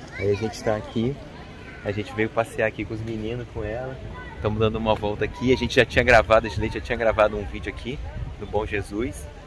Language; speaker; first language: Portuguese; native; Portuguese